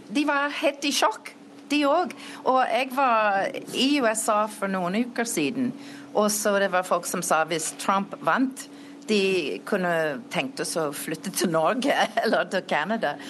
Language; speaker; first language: Norwegian; non-native, learner; English